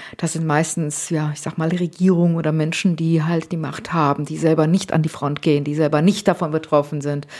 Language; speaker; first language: German; native; German